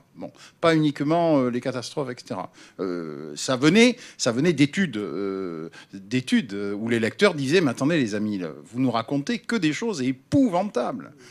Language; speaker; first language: French; native; French